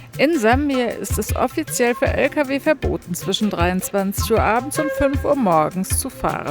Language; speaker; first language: German; native; German